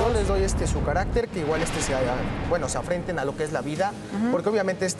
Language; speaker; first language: Spanish; native; Spanish